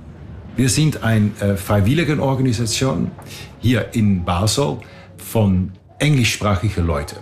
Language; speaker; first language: German; non-native, fluent; English